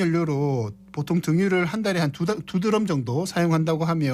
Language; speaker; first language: Korean; native; Korean